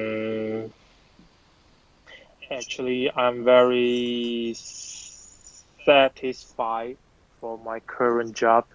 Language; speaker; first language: English; non-native, learner; Chinese